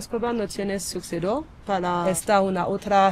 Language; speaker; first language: Spanish; non-native, learner; French